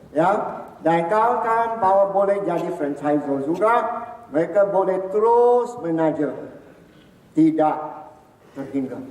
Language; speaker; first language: Malay; non-native, local second language; Min Nan Chinese